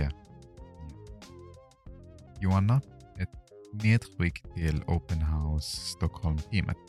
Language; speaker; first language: Swedish; non-native, fluent; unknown